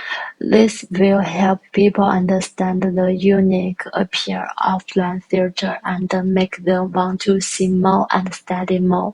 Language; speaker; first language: English; non-native, learner; Chinese